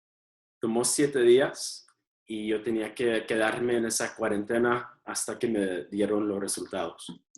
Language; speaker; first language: Spanish; early bilingual, heritage; Spanish